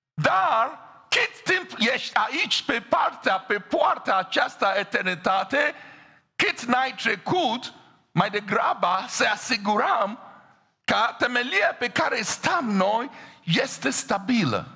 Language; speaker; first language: Romanian; non-native, fluent; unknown